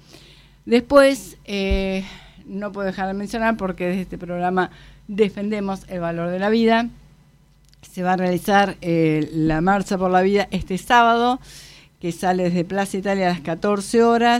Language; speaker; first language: Spanish; native; Spanish